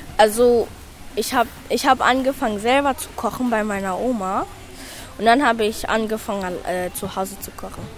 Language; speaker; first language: German; non-native, fluent; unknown